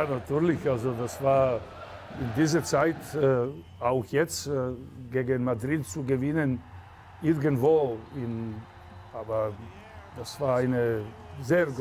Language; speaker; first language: German; non-native, fluent; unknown